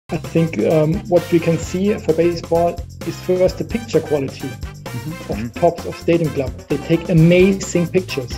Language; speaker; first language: English; non-native, fluent; German